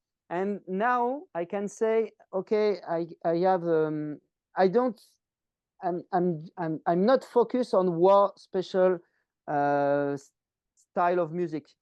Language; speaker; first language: English; non-native, learner; French